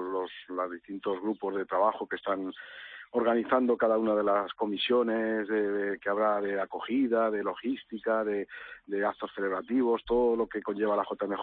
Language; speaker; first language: Spanish; native; Spanish